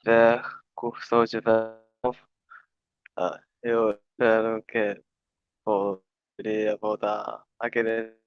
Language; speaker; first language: Portuguese; non-native, learner; Chinese